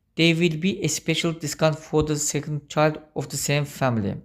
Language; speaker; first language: English; non-native, fluent; Azerbaijani